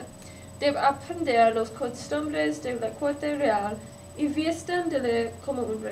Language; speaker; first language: Spanish; non-native, learner; English